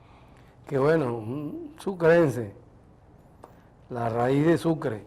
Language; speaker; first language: Spanish; native; Spanish